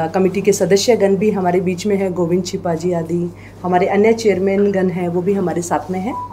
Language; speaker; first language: Hindi; native; Hindi